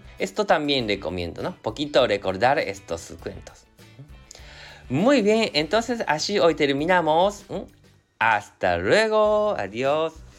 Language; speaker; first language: Spanish; non-native, learner; Japanese